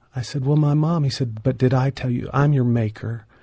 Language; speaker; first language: English; native; English